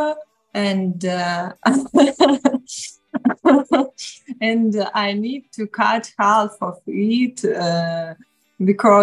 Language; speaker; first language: English; non-native, learner; Russian